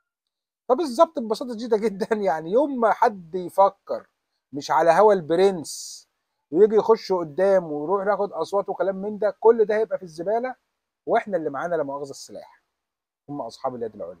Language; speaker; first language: Arabic; native; Arabic